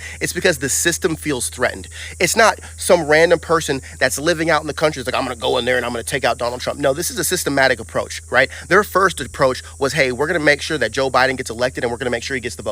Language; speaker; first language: English; native; English